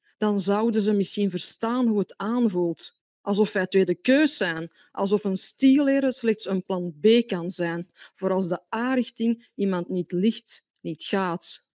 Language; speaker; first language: Dutch; native; Dutch